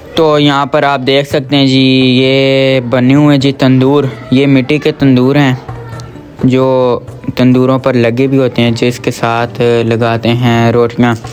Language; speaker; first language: Urdu; non-native, local second language; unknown